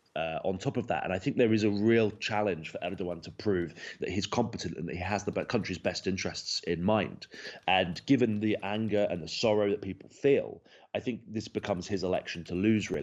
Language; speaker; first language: English; native; English